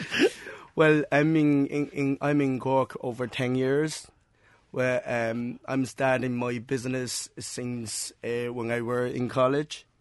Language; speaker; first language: English; non-native, learner; Chinese